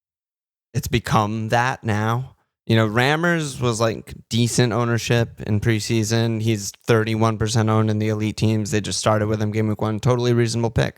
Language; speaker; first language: English; native; English